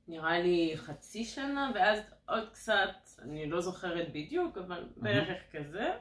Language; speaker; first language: Hebrew; non-native, fluent; French